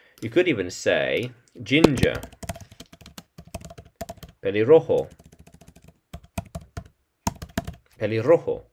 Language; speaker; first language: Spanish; non-native, learner; English